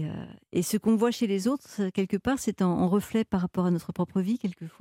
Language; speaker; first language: French; native; French